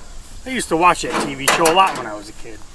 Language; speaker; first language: English; native; English